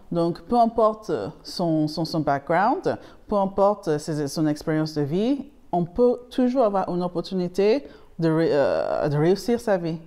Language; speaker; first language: French; non-native, fluent; English